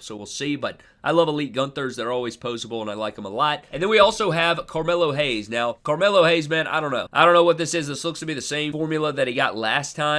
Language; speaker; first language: English; native; English